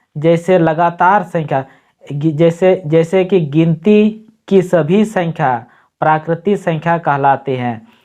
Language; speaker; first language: Hindi; native; Hindi